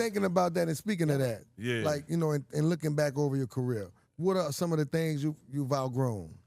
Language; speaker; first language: English; native; English